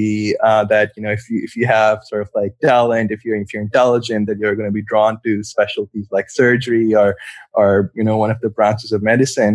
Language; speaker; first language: English; non-native, local second language; Urdu